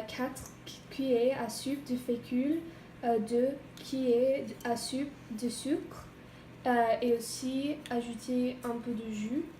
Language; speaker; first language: French; non-native, learner; English